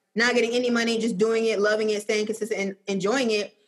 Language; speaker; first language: English; native; English